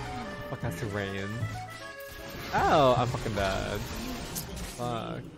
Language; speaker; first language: English; native; English